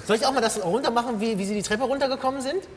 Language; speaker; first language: German; native; German